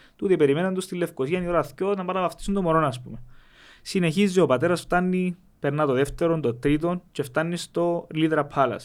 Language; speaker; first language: Greek; native; Greek